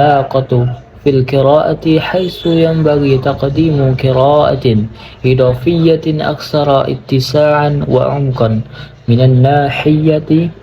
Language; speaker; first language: Arabic; non-native, learner; Indonesian